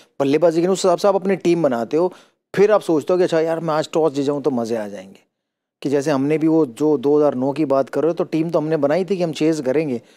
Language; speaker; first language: Hindi; native; Hindi